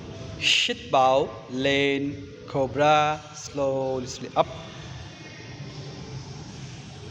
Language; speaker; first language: Vietnamese; non-native, fluent; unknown